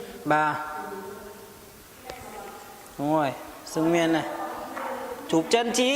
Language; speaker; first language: Vietnamese; non-native, learner; Hindi